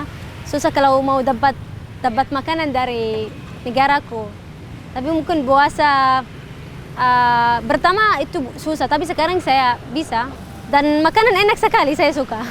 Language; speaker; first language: Indonesian; non-native, learner; Arabic